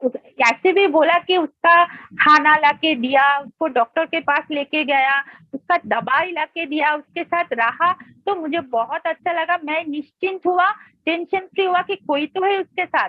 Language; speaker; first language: Hindi; non-native, local second language; Bangla